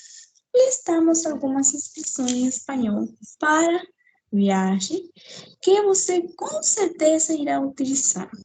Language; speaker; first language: Portuguese; non-native, fluent; Spanish